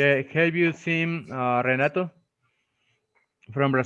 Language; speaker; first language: English; non-native, fluent; Spanish